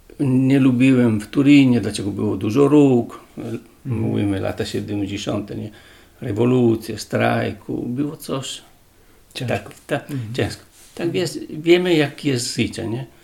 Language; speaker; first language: Polish; non-native, learner; Italian